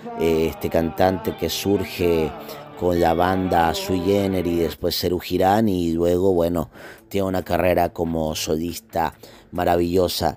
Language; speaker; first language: Spanish; native; Spanish